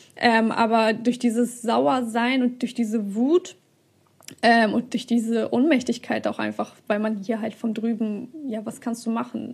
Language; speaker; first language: German; early bilingual, other home language; Russian